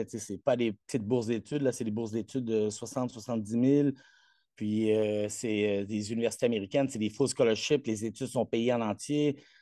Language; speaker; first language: French; non-native, fluent; Spanish